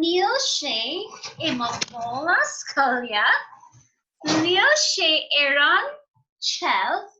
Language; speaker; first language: Irish; non-native, local second language; English